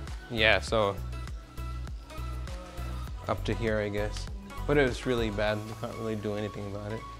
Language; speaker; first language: English; native; English